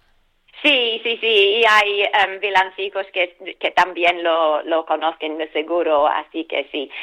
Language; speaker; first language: Spanish; non-native, fluent; English